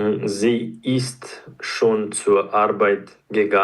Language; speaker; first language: German; non-native, learner; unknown